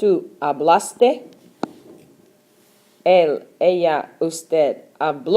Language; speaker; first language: Spanish; non-native, fluent; English